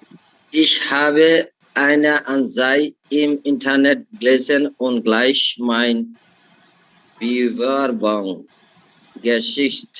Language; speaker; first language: German; non-native, learner; Bangla